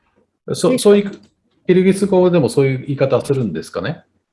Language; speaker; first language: Japanese; non-native, fluent; Tatar